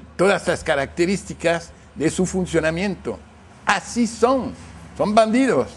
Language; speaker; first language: Spanish; non-native, fluent; English